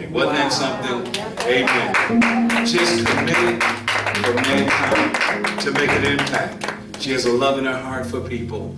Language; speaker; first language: English; native; English